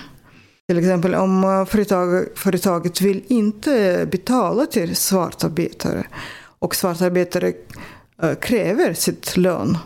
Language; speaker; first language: Swedish; non-native, fluent; Russian